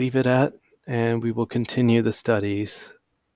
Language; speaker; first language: English; early bilingual, other home language; Hindi